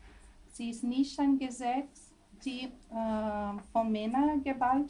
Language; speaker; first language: German; non-native, learner; Portuguese